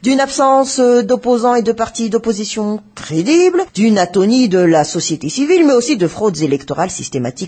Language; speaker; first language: French; non-native, local second language; Malagasy